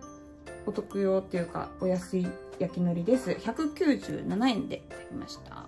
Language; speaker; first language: Japanese; native; Japanese